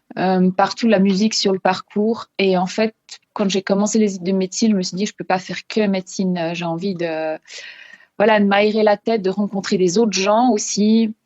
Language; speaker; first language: French; non-native, local second language; Swiss German